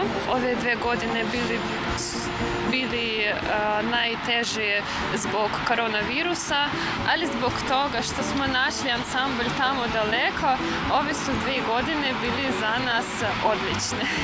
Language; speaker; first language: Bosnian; early bilingual, heritage; Russian